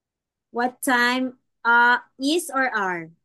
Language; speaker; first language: English; non-native, local second language; Filipino